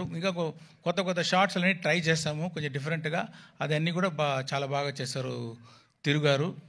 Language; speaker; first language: Telugu; non-native, local second language; Tamil